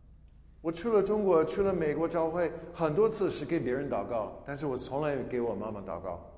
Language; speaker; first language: Chinese; non-native, fluent; English